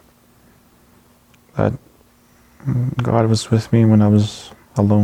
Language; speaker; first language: English; native; English